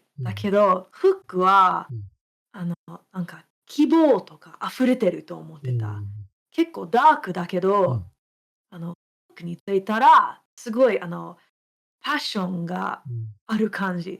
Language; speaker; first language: Japanese; non-native, fluent; English